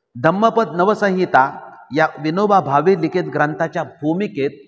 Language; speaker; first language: Hindi; non-native, local second language; Marathi